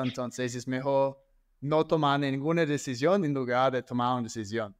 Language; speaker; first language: Spanish; non-native, fluent; English